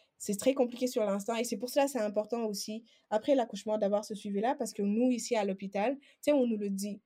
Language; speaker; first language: French; non-native, local second language; Wolof